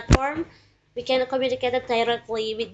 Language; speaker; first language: English; non-native, learner; Indonesian